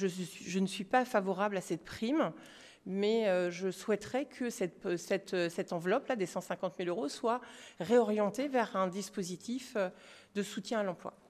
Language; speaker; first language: French; native; French